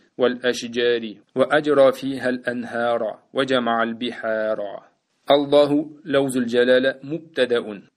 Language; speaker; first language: Arabic; non-native, fluent; Uzbek